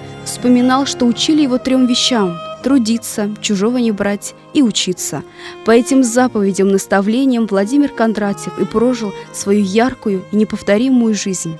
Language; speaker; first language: Russian; native; Russian